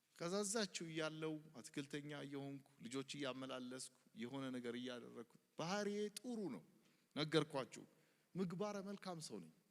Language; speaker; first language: Amharic; non-native, local second language; Oromo